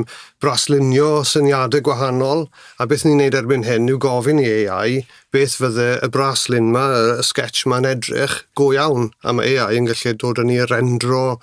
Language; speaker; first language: Welsh; native; Welsh